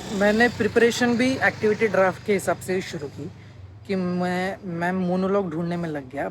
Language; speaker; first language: Hindi; non-native, local second language; Marathi